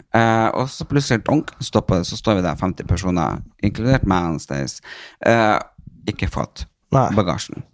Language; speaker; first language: Norwegian; native; Norwegian